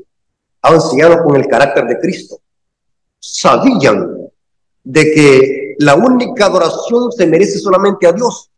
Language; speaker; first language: Spanish; native; Spanish